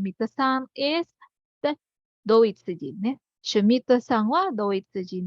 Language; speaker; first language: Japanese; non-native, fluent; Filipino